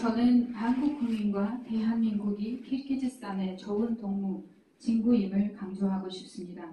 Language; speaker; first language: Korean; non-native, fluent; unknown